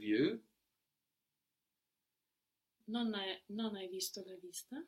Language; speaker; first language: Italian; non-native, learner; English